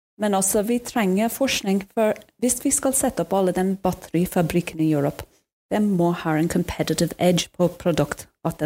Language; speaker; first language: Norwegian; non-native, fluent; English